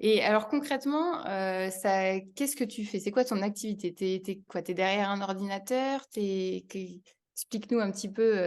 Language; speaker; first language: French; native; French